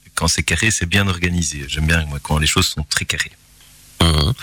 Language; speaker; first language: French; native; French